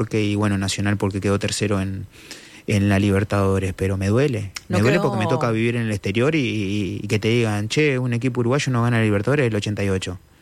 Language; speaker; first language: Spanish; native; Spanish